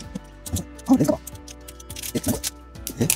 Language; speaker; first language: Japanese; native; Japanese